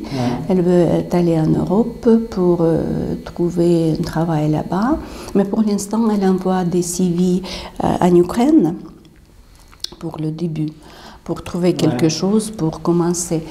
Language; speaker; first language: French; non-native, fluent; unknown